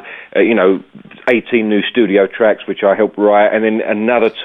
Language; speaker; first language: English; native; English